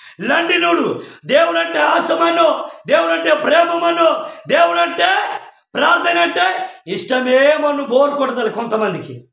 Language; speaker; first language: Telugu; non-native, local second language; Koya